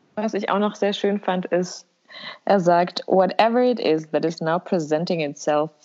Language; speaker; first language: German; early bilingual, other home language; Albanian